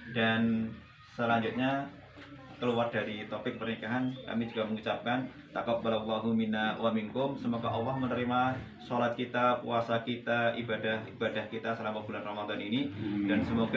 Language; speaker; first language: Indonesian; native; Indonesian